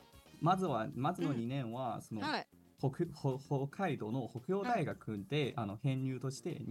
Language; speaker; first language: Japanese; non-native, fluent; Chinese